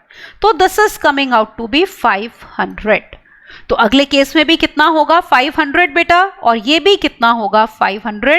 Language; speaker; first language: Hindi; native; Hindi